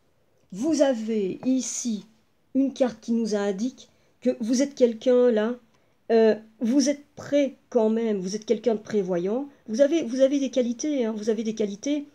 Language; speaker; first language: French; native; French